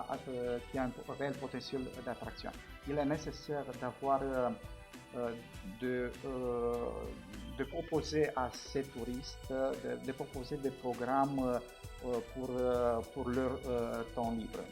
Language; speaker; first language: French; non-native, fluent; Romanian